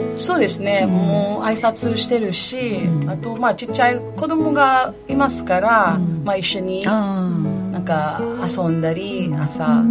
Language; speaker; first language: Japanese; non-native, fluent; Filipino